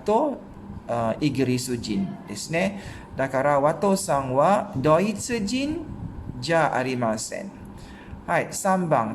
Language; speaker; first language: Japanese; non-native, fluent; Malay